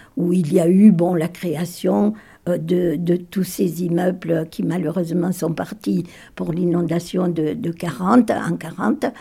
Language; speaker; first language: French; native; French